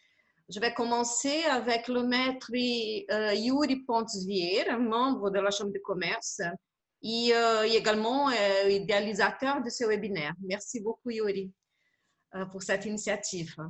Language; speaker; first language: French; non-native, fluent; Portuguese